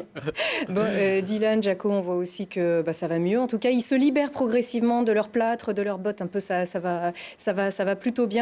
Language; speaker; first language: French; native; French